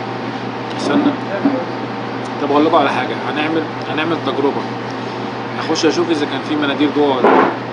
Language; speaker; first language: Arabic; native; Arabic